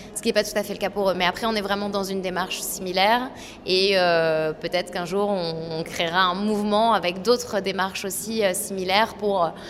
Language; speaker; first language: French; native; French